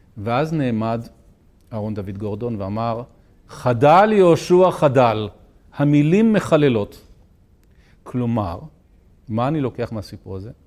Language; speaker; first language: Hebrew; native; Hebrew